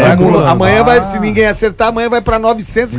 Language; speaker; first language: Portuguese; native; Portuguese